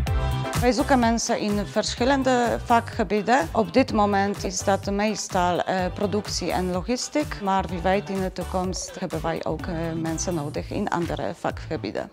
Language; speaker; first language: Dutch; non-native, fluent; Polish